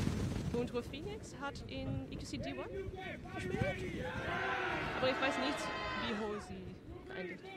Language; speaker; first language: German; non-native, learner; Dutch